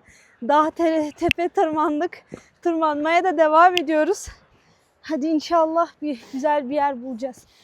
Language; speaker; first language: Turkish; native; Turkish